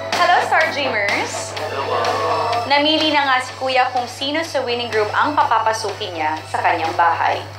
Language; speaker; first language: Filipino; native; Filipino